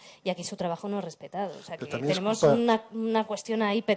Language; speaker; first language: Spanish; native; Spanish